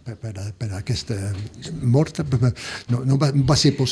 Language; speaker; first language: Catalan; early bilingual, heritage; Catalan